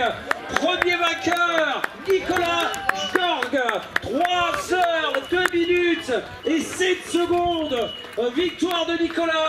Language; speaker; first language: French; native; French